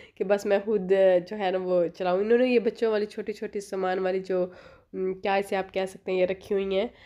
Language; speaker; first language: Urdu; native; Urdu